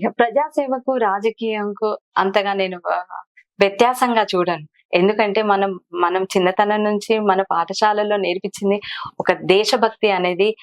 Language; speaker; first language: Telugu; non-native, local second language; Kannada